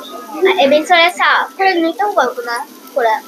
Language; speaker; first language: Japanese; early bilingual, heritage; Japanese